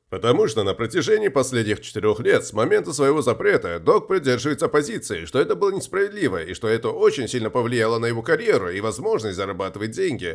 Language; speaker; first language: Russian; native; Russian